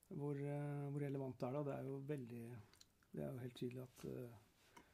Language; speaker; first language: Norwegian; native; Norwegian